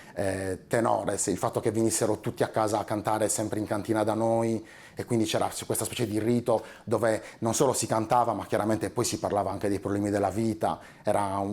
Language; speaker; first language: Italian; native; Italian